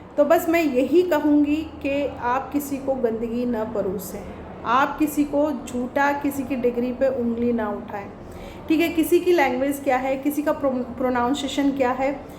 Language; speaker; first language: Hindi; native; Hindi